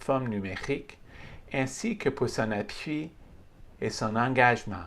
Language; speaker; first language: French; native; French